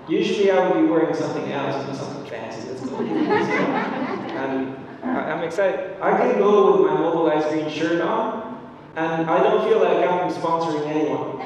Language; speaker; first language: English; non-native, fluent; Spanish